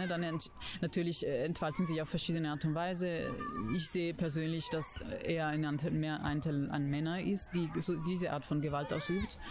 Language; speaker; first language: German; non-native, fluent; Italian